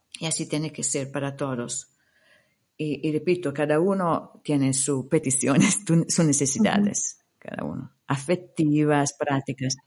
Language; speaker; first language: Spanish; non-native, fluent; Italian